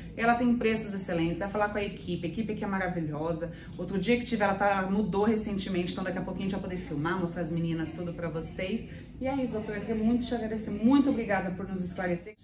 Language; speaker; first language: Portuguese; native; Portuguese